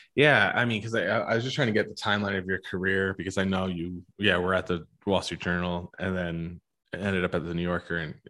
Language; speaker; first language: English; native; English